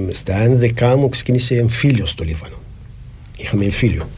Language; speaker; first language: Greek; non-native, fluent; Arabic